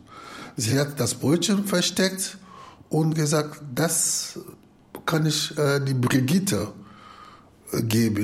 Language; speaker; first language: German; non-native, fluent; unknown